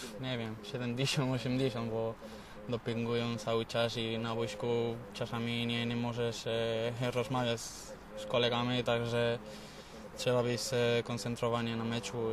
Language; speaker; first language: Polish; non-native, learner; Spanish